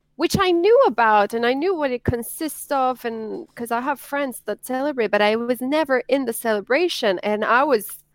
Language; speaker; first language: English; non-native, fluent; Spanish